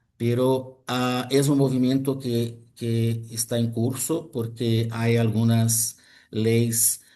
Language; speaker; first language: Spanish; non-native, fluent; Portuguese